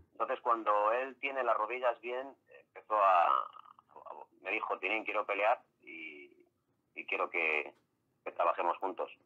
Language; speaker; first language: Spanish; native; Spanish